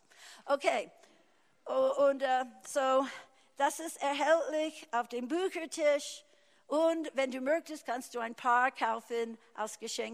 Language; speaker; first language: German; non-native, fluent; English